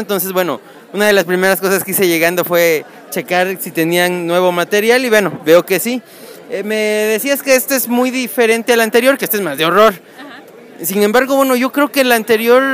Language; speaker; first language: Spanish; native; Spanish